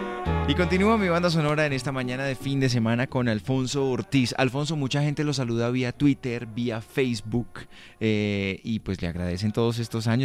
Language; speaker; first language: Spanish; native; Spanish